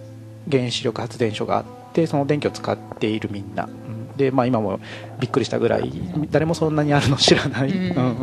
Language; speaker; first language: Japanese; native; Japanese